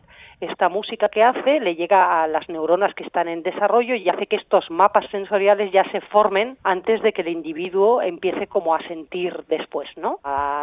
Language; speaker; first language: Spanish; native; Spanish